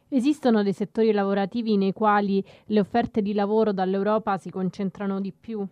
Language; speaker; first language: Italian; native; Italian